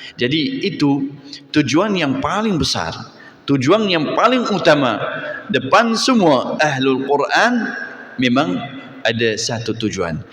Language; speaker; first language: Malay; non-native, fluent; Arabic